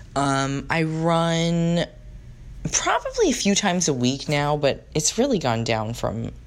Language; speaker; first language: English; native; English